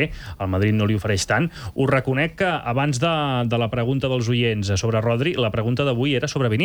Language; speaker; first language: Catalan; native; Catalan